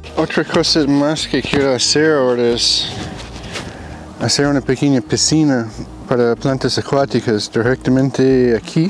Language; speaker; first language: Spanish; non-native, fluent; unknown